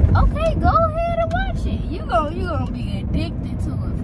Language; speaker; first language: English; native; English